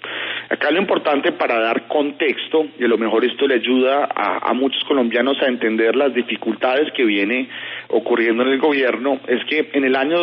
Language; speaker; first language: Spanish; native; Spanish